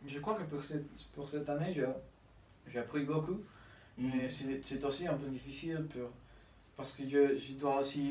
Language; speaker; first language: French; non-native, learner; Spanish